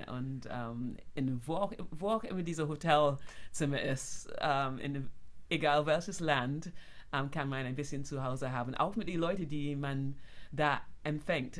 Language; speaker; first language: German; non-native, fluent; English